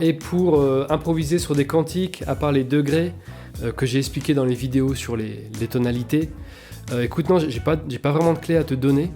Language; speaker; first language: French; native; French